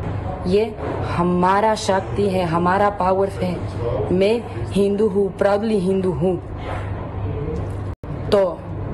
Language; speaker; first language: Hindi; non-native, learner; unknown